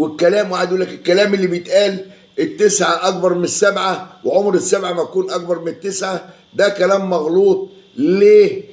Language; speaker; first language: Arabic; native; Arabic